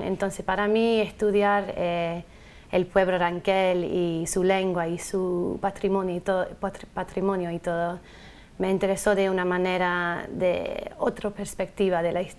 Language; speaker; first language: Spanish; non-native, fluent; English